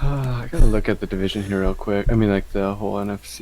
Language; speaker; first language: English; native; English